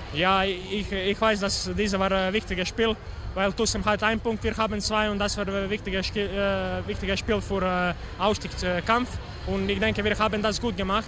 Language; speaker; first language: German; non-native, fluent; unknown